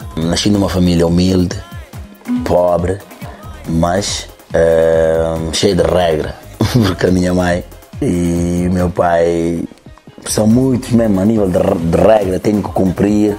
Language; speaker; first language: Portuguese; non-native, local second language; Upper Guinea Crioulo